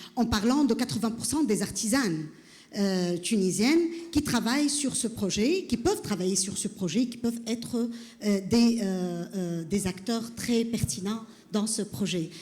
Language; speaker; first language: French; non-native, local second language; Arabic